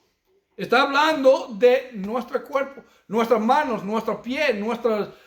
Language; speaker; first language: Spanish; non-native, fluent; English